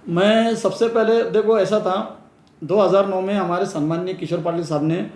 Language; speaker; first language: Hindi; non-native, local second language; Urdu